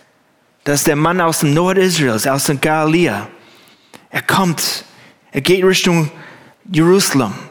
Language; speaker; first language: German; non-native, fluent; English